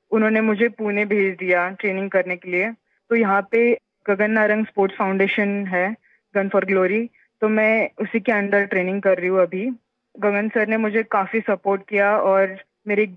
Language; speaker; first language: Hindi; non-native, local second language; Marathi